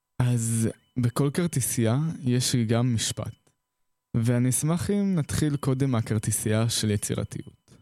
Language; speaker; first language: Hebrew; native; Hebrew